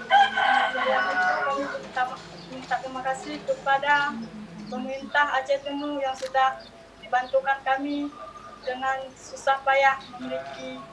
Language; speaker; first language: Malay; non-native, local second language; Achinese